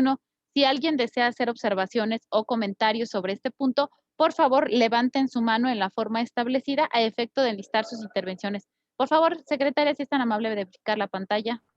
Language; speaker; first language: Spanish; native; Spanish